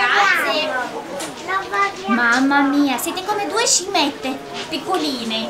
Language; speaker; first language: Italian; native; Italian